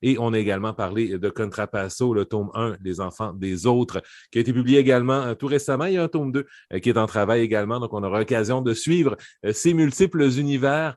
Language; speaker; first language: French; native; French